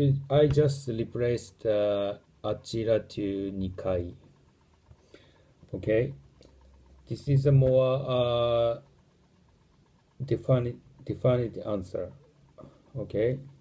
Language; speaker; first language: English; non-native, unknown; Japanese